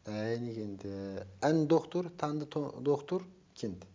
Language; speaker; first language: Dutch; non-native, learner; Turkish